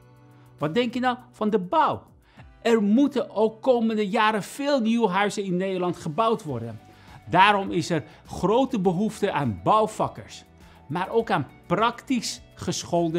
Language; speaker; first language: Dutch; non-native, fluent; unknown